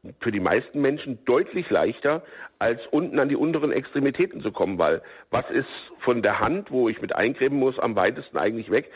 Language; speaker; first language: German; native; German